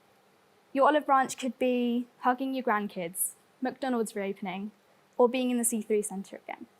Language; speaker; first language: English; native; English